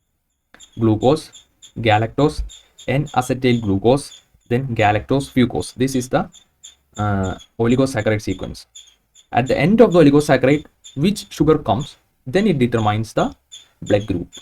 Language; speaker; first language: English; non-native, local second language; Malayalam